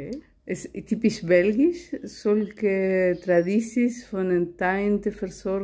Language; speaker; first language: Dutch; non-native, learner; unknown